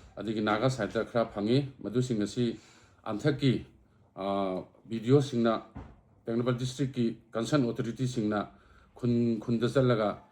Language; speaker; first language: Manipuri; non-native, local second language; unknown